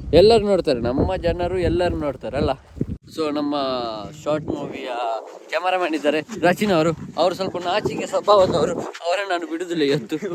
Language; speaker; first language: Kannada; non-native, local second language; Konkani